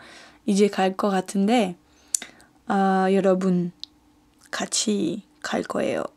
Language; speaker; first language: Korean; non-native, fluent; French